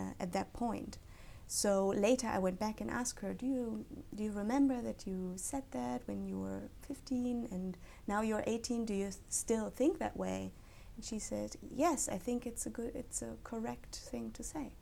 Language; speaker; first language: English; non-native, fluent; German